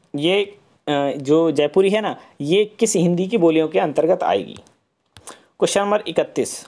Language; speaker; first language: Hindi; native; Hindi